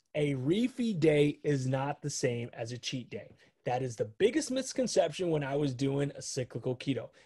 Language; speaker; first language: English; native; English